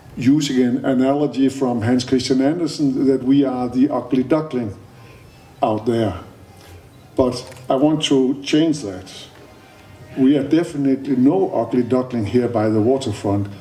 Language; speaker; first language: English; non-native, fluent; Danish